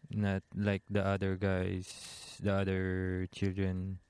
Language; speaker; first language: English; non-native, local second language; Filipino